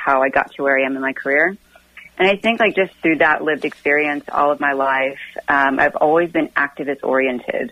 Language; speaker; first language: English; native; English